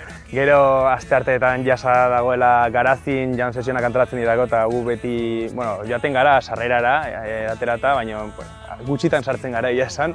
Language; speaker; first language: Basque; native; Basque